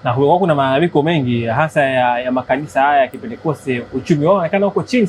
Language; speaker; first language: Swahili; native; Swahili